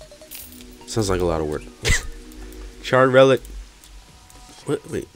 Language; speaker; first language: English; native; English